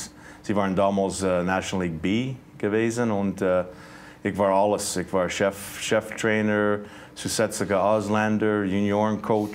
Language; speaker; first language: German; non-native, fluent; English